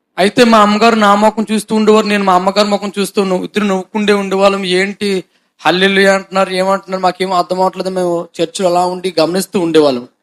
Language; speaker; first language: Telugu; non-native, fluent; Hindi